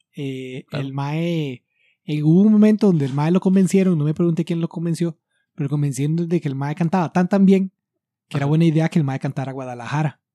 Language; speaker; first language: Spanish; native; Spanish